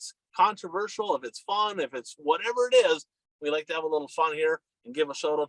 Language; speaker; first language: English; native; English